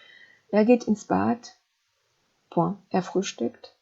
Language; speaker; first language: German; non-native, fluent; French